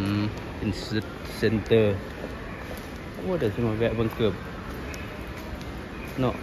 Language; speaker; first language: Japanese; non-native, learner; Lao